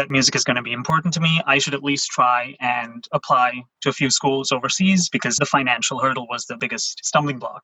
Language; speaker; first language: English; non-native, local second language; Sinhala